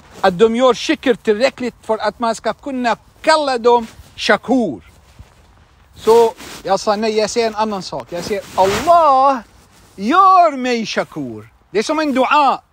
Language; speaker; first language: Swedish; non-native, fluent; Arabic